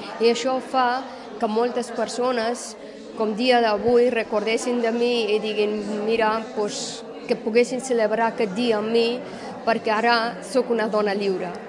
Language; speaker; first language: Catalan; non-native, fluent; Persian